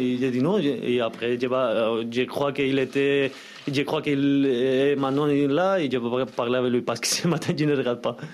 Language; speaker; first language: French; non-native, learner; Spanish